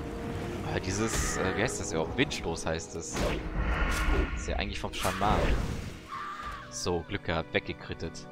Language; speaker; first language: German; native; German